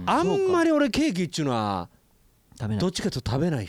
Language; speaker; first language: Japanese; native; Japanese